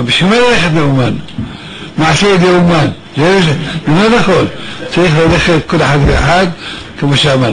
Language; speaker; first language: Hebrew; early bilingual, other home language; Arabic